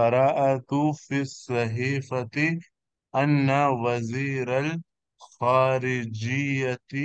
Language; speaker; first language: Arabic; non-native, learner; Urdu